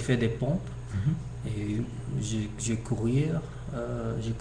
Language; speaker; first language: French; non-native, learner; English